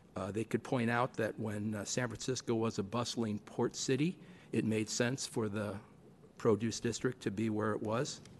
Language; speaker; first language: English; native; English